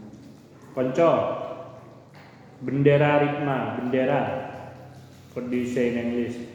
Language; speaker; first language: English; non-native, local second language; Indonesian